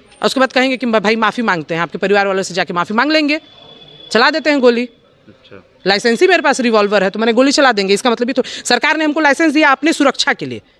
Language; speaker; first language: Hindi; native; Hindi